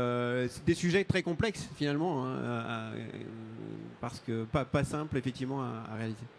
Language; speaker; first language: French; native; French